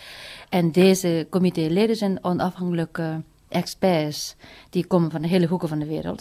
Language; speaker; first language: Dutch; non-native, fluent; Tibetan